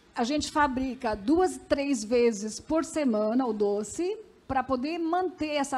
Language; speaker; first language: Portuguese; early bilingual, other home language; Macedonian